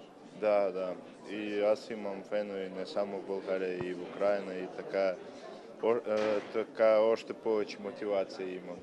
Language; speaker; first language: Bulgarian; non-native, learner; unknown